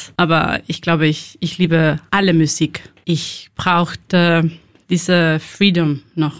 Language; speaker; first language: German; non-native, learner; Spanish